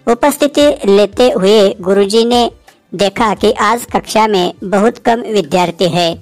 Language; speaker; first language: Hindi; non-native, local second language; Marathi